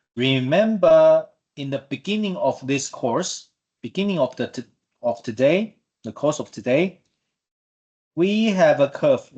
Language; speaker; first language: English; non-native, fluent; Chinese